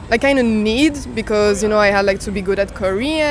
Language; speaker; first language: English; non-native, fluent; French